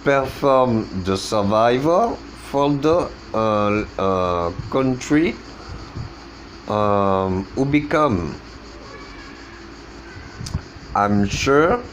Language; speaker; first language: English; non-native, learner; French